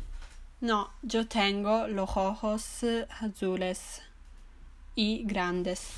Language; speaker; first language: Spanish; non-native, learner; Italian